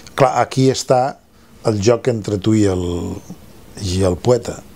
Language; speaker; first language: Catalan; non-native, local second language; Spanish